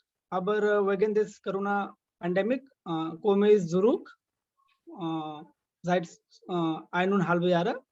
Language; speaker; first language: German; non-native, learner; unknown